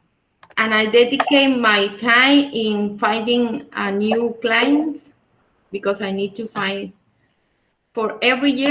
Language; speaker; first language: English; non-native, learner; Spanish